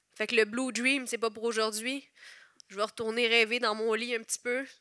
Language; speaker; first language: French; native; French